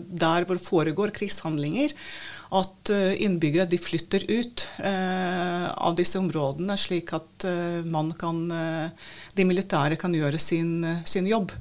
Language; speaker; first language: Norwegian; non-native, fluent; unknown